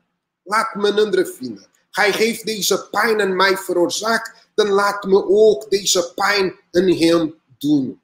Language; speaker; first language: Dutch; non-native, learner; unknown